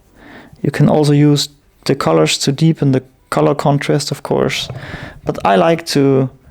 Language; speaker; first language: English; non-native, fluent; German